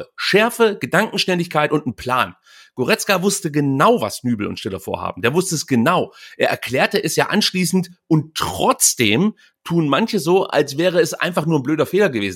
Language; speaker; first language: German; native; German